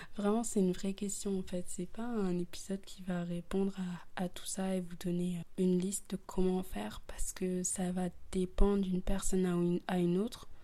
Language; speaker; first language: French; early bilingual, other home language; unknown